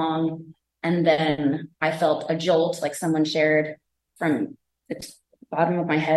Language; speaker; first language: English; native; English